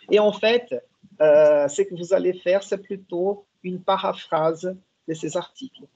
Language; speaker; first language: French; non-native, fluent; Portuguese